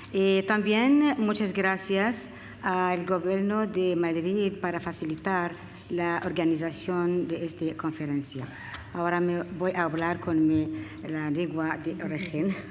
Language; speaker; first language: Spanish; non-native, learner; Arabic